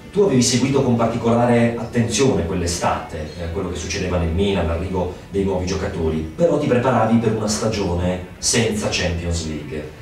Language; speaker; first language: Italian; native; Italian